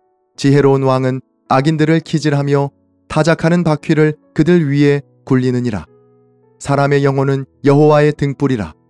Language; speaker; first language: Korean; native; Korean